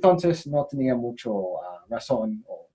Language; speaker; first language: Spanish; non-native, learner; English